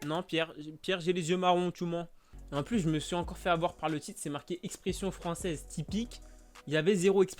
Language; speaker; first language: French; native; French